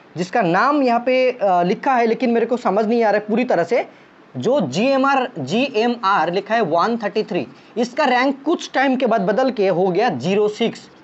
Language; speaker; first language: Hindi; non-native, local second language; Bangla